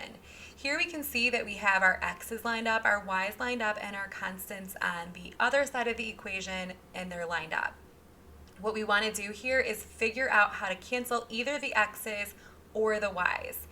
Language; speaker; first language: English; native; English